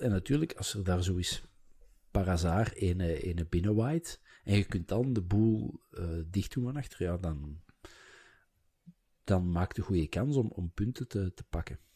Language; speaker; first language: Dutch; native; Dutch